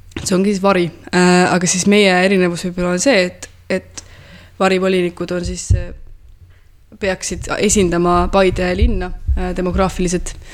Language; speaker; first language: Estonian; early bilingual, heritage; Estonian